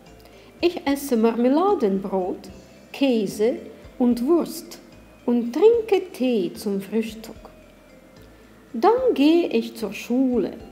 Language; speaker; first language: German; non-native, learner; Russian